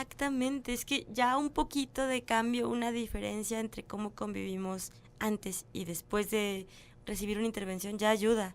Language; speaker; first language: Spanish; native; Spanish